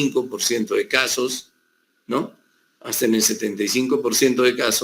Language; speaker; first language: Spanish; native; Spanish